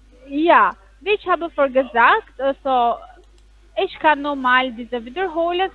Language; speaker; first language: German; non-native, learner; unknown